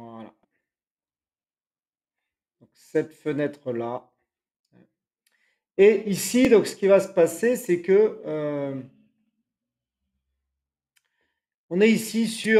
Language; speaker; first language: French; native; French